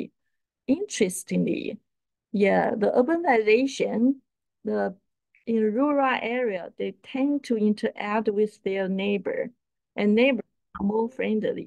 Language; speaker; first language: English; non-native, fluent; Chinese